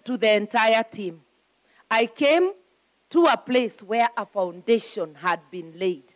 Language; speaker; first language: English; non-native, local second language; Kikuyu